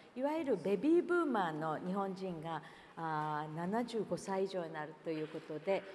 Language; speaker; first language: Japanese; native; Japanese